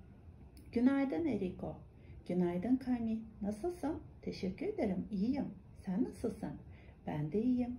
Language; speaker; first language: Turkish; non-native, fluent; Kazakh